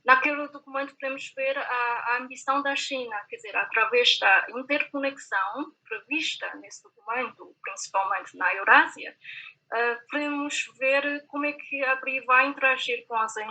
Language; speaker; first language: Portuguese; non-native, fluent; Chinese